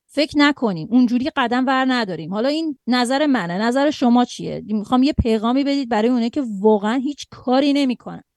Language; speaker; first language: Persian; native; Persian